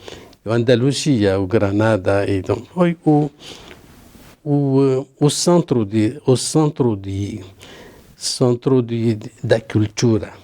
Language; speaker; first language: Portuguese; non-native, learner; Arabic